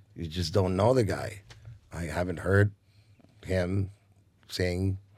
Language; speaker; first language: English; non-native, fluent; Spanish